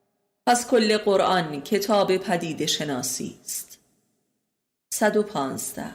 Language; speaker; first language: Persian; native; Persian